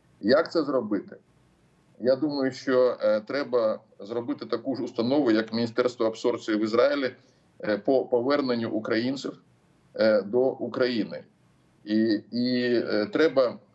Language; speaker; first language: Ukrainian; non-native, local second language; Russian